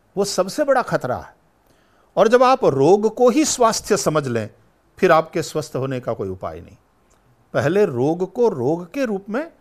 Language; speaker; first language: Hindi; non-native, local second language; Gujarati